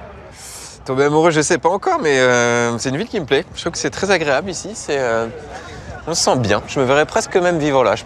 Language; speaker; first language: French; native; French